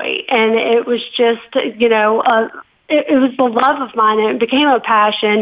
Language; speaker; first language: English; native; English